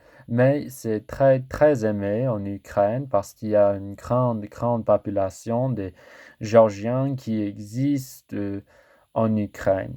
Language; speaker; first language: French; non-native, learner; English